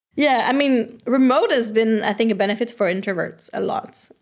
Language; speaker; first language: English; non-native, fluent; French